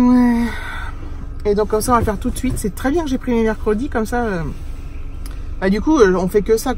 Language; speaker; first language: French; native; French